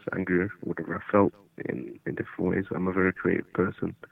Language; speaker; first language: English; early bilingual, other home language; Portuguese